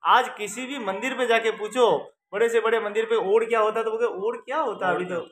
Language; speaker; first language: Hindi; native; Hindi